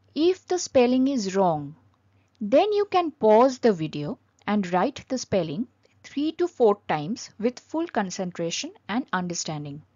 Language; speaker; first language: English; non-native, local second language; Bangla